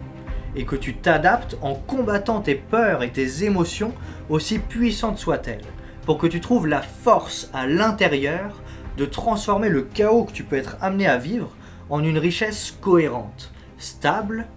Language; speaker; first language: French; native; French